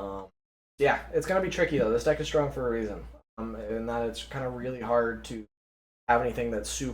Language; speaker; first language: English; native; English